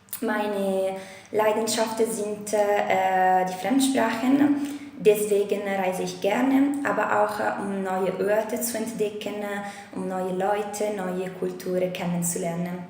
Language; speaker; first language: German; non-native, fluent; Italian